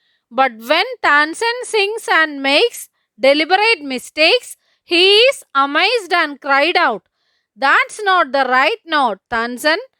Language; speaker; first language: English; non-native, local second language; Malayalam